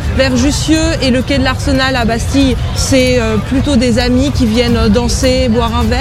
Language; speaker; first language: French; native; French